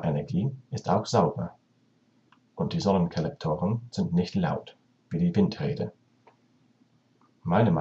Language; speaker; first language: German; non-native, learner; English